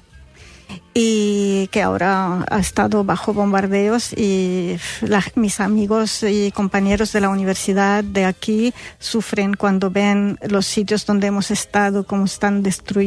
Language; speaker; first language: Spanish; non-native, fluent; Arabic